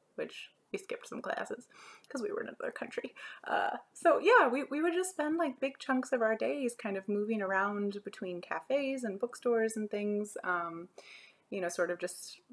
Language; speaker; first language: English; native; English